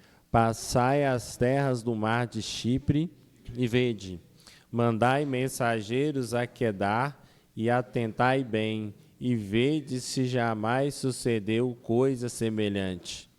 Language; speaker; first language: Portuguese; native; Portuguese